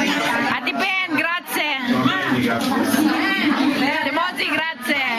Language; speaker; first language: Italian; non-native, learner; Filipino